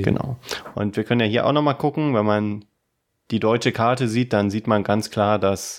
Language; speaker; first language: German; native; German